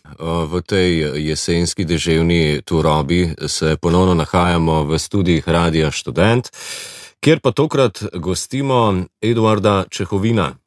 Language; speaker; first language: Slovenian; native; Slovenian